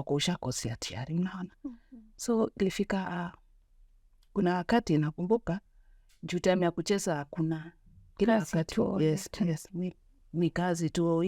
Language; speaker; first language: Swahili; native; Swahili